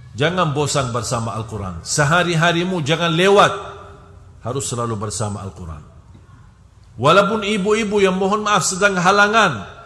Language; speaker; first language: Malay; non-native, fluent; Arabic